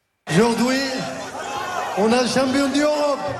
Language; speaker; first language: French; non-native, learner; Arabic